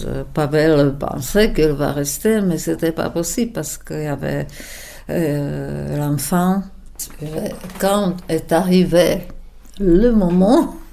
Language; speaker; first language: French; non-native, fluent; Czech